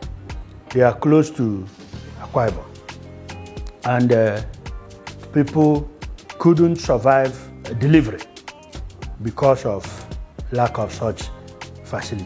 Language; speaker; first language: English; non-native, local second language; Igbo